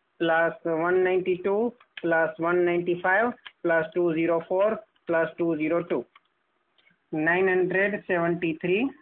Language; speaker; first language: Hindi; non-native, local second language; Gujarati